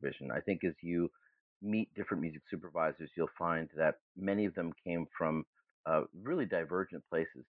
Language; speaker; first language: English; early bilingual, other home language; German